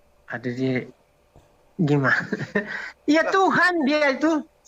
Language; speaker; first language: Indonesian; native; Indonesian